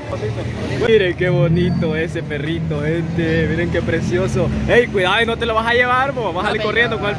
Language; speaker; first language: Spanish; native; Spanish